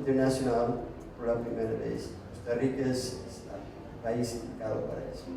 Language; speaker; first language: Spanish; non-native, fluent; English